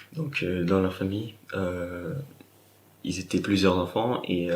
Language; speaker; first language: French; non-native, fluent; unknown